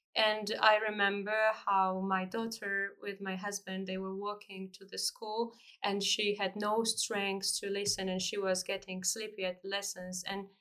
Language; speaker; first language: English; non-native, fluent; Georgian